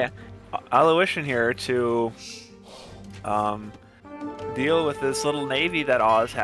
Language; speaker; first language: English; native; English